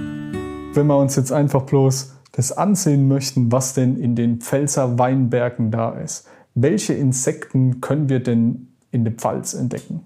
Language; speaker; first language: German; native; German